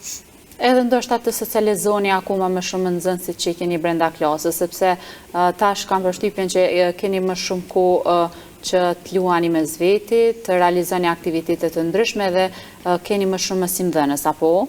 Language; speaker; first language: Albanian; native; Albanian